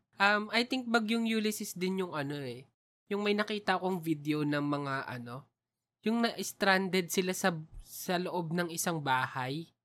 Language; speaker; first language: Filipino; native; Filipino